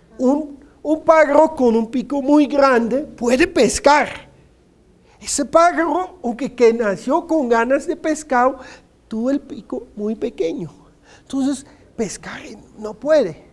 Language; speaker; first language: Spanish; non-native, fluent; Dutch